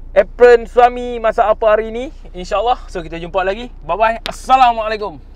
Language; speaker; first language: Malay; native; Malay